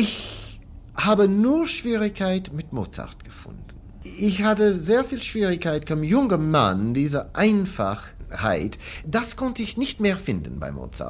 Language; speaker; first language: German; non-native, fluent; English